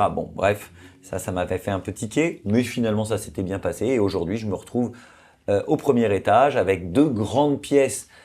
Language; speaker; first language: French; native; French